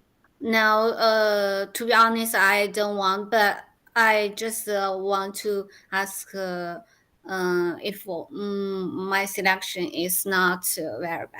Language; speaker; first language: English; non-native, learner; Chinese